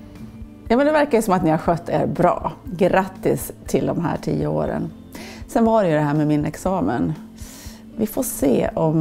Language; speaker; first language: Swedish; native; Swedish